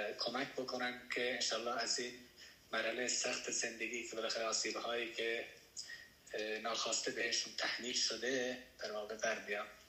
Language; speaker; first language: Persian; non-native, local second language; Baluchi